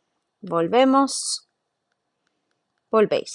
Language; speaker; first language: Spanish; non-native, fluent; English